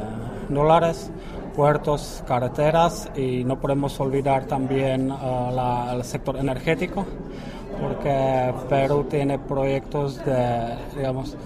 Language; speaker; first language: Spanish; non-native, fluent; Czech